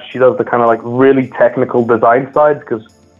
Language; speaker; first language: English; native; English